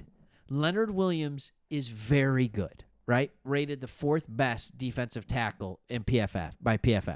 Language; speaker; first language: English; native; English